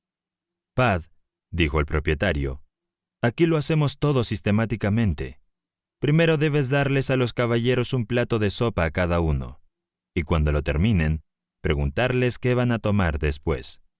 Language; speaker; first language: Spanish; native; Spanish